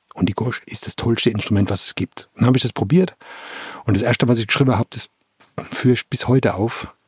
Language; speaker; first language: German; native; German